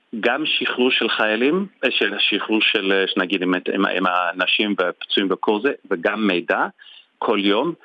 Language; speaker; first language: Hebrew; non-native, fluent; English